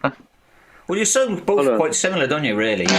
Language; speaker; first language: English; native; English